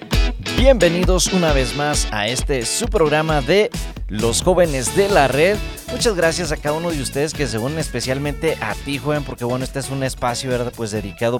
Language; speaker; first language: Spanish; native; Spanish